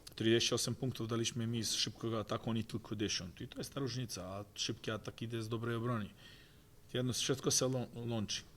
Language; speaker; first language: Polish; non-native, fluent; Croatian